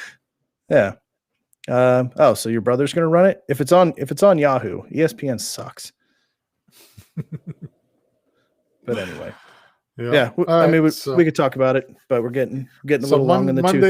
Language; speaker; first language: English; native; English